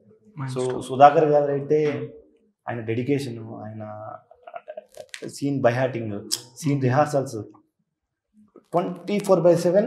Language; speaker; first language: Telugu; native; Telugu